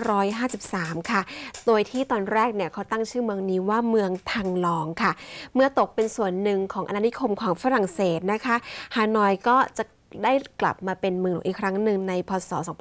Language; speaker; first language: Thai; native; Thai